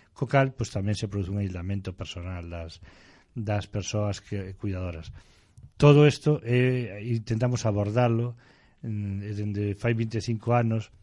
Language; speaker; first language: Galician; non-native, local second language; Spanish